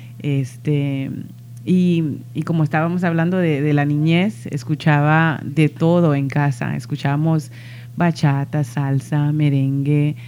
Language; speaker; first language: Spanish; early bilingual, heritage; Spanish